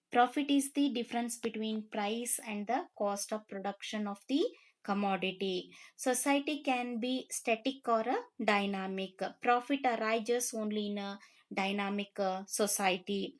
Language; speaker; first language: English; non-native, local second language; Kannada